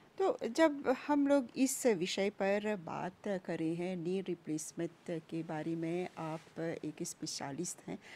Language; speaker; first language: Hindi; non-native, local second language; Bhojpuri